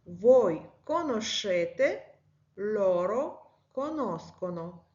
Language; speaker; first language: Italian; non-native, fluent; Ukrainian